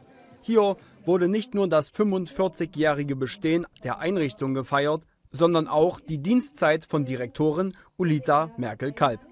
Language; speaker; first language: German; native; German